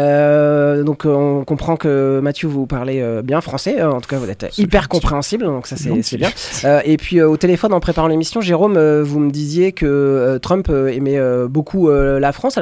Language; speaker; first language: French; native; French